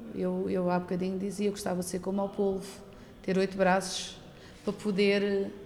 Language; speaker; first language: Portuguese; native; Portuguese